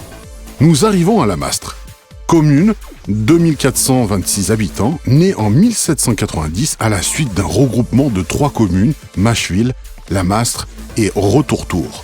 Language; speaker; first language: French; native; French